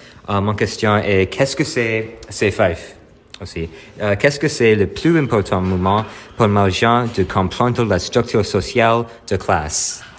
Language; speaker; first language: French; non-native, learner; English